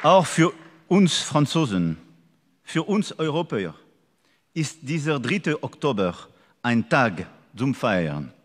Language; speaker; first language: German; non-native, learner; French